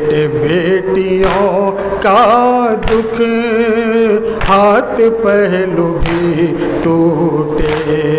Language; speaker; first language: Urdu; native; Urdu